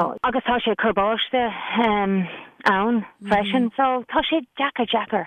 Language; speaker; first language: Irish; non-native, local second language; English